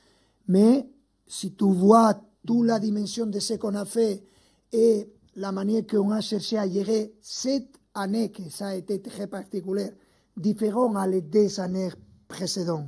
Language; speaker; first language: French; non-native, fluent; Spanish